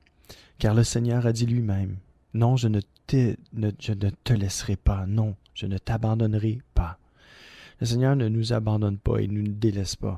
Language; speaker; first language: French; native; French